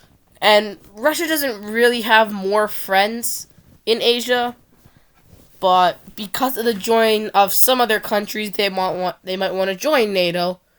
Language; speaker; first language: English; non-native, fluent; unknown